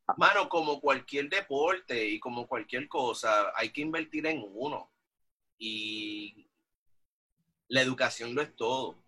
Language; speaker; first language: Spanish; native; Spanish